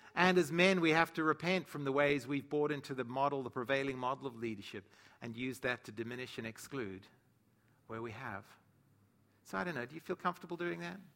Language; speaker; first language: English; native; English